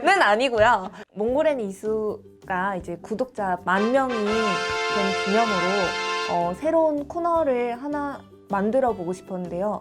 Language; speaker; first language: Korean; non-native, fluent; Mongolian